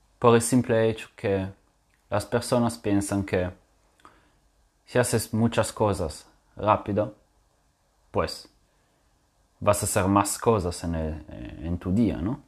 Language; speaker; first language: Spanish; non-native, fluent; French